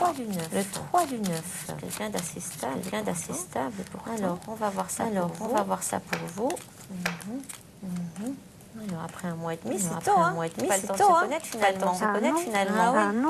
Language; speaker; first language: French; native; French